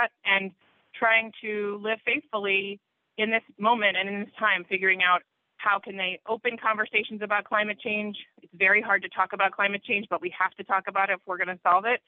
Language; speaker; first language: English; native; English